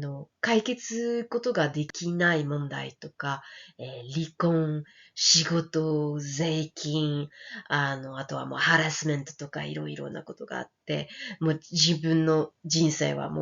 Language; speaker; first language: Japanese; non-native, fluent; French